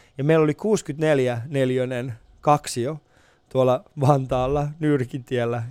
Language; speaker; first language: Finnish; early bilingual, other home language; Persian